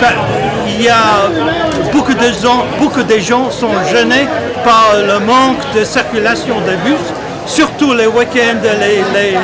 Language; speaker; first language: French; non-native, fluent; English